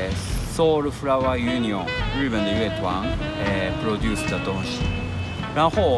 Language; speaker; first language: Chinese; non-native, learner; Japanese